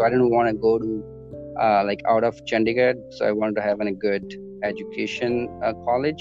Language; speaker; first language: English; non-native, local second language; Punjabi